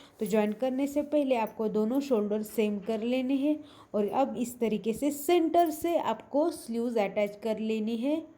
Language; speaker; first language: Hindi; non-native, local second language; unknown